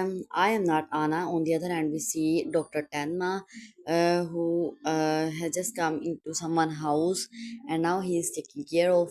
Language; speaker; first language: English; non-native, local second language; Urdu